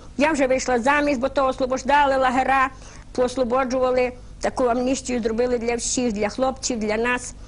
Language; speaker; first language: Ukrainian; native; Ukrainian